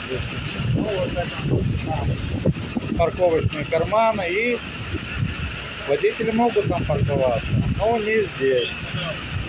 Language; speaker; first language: Russian; native; Russian